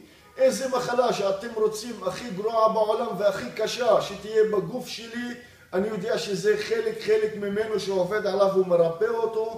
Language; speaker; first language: Hebrew; non-native, local second language; Arabic